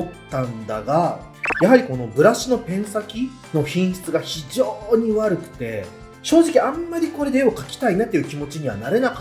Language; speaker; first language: Japanese; native; Japanese